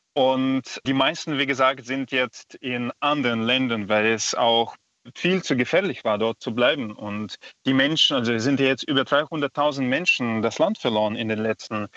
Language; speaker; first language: German; non-native, fluent; Belarusian